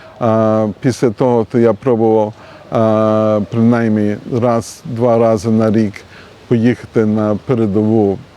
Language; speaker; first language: Ukrainian; early bilingual, heritage; Ukrainian